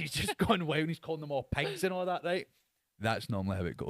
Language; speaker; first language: English; native; English